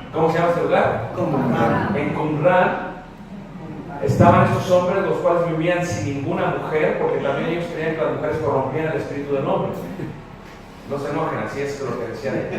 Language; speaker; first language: Spanish; early bilingual, heritage; Spanish